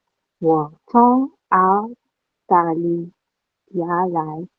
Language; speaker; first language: Chinese; non-native, learner; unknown